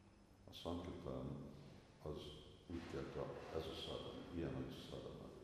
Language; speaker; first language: Hungarian; non-native, fluent; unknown